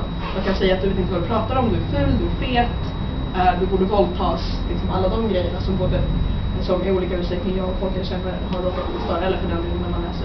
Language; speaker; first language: Swedish; native; Swedish